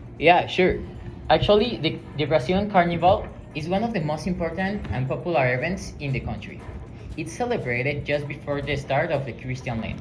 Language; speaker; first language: English; non-native, learner; Spanish